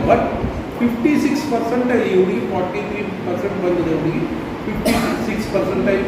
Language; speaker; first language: Kannada; non-native, local second language; Telugu